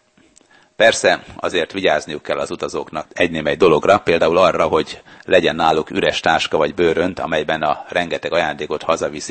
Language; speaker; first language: Hungarian; native; Hungarian